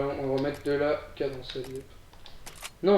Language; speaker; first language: French; native; French